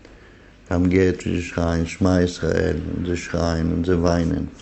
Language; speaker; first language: German; non-native, learner; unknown